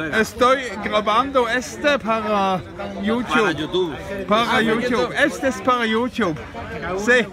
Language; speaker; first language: Spanish; non-native, learner; Norwegian